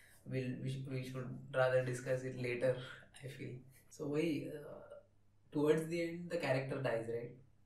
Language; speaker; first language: English; non-native, local second language; Telugu